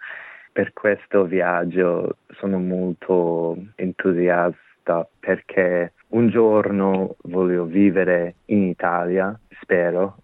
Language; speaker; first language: Italian; non-native, fluent; English